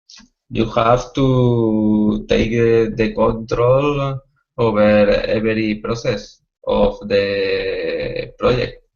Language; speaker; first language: English; non-native, learner; Spanish